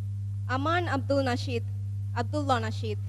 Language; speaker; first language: English; non-native, local second language; Divehi